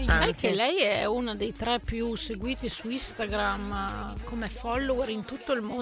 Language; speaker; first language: Italian; native; Italian